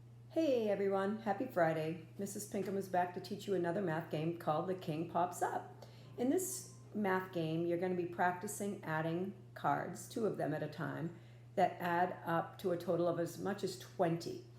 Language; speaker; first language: English; native; English